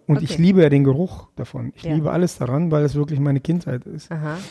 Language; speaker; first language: German; early bilingual, other home language; Russian